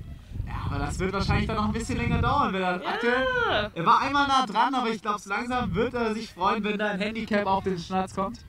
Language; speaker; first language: German; native; German